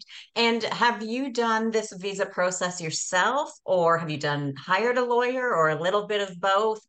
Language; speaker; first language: English; native; English